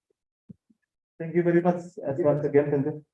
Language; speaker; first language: English; non-native, fluent; Indonesian